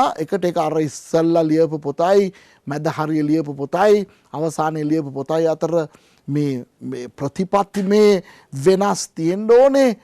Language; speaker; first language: Sinhala; non-native, local second language; Tamil